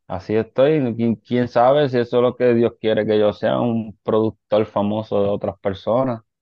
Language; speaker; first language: Spanish; native; Spanish